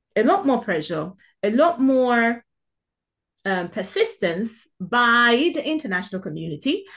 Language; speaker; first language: English; non-native, local second language; Igbo